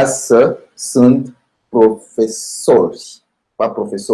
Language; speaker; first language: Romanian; non-native, fluent; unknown